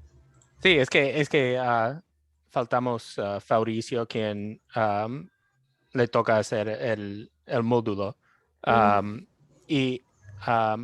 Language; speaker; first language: Spanish; non-native, fluent; English